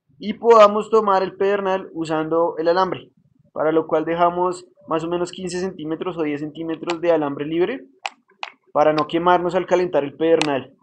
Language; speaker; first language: Spanish; native; Spanish